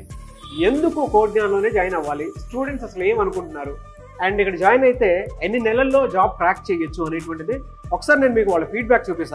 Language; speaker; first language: Telugu; native; Telugu